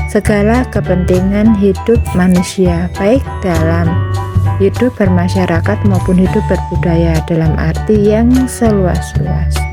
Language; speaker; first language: Indonesian; native; Indonesian